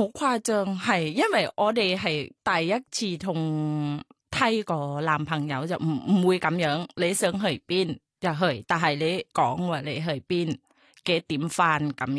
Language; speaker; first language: Cantonese; non-native, learner; Thai